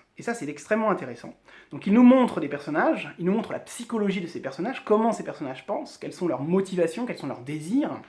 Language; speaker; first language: French; native; French